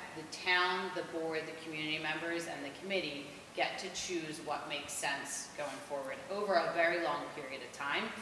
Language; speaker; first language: English; native; English